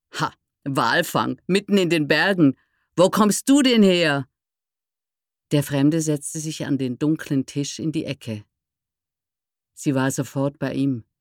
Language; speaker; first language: German; native; German